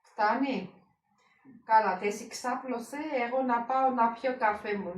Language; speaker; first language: Greek; non-native, learner; Armenian